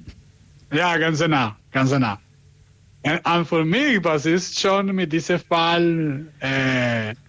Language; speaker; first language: German; non-native, learner; Spanish